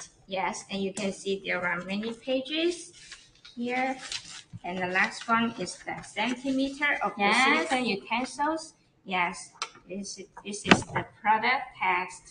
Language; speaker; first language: English; non-native, learner; Chinese